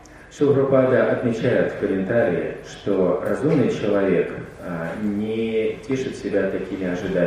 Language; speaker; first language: Russian; native; Russian